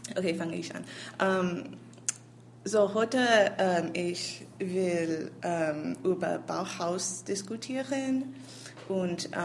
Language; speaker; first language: German; non-native, learner; English